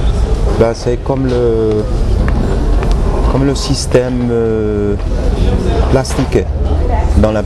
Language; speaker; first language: French; non-native, local second language; Arabic